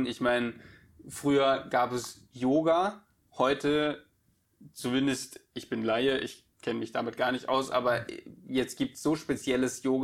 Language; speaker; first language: German; native; German